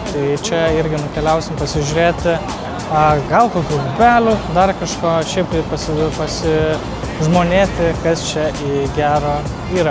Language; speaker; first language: Lithuanian; native; Lithuanian